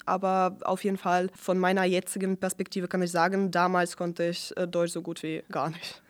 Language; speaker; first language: German; non-native, fluent; Russian